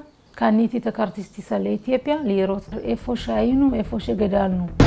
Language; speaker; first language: Hebrew; non-native, fluent; Amharic